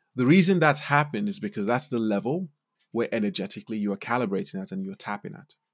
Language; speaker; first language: English; non-native, local second language; Yoruba